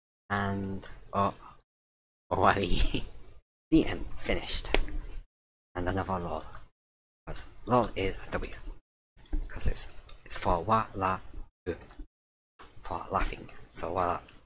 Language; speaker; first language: English; native; English